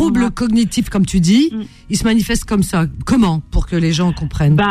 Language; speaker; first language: French; native; French